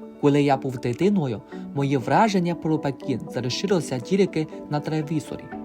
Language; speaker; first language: Ukrainian; non-native, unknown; Chinese